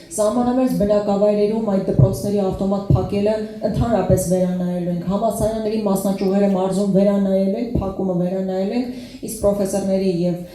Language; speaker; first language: Armenian; native; Armenian